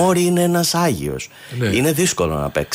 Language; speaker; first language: Greek; native; Greek